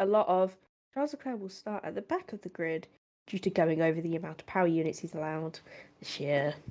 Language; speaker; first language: English; native; English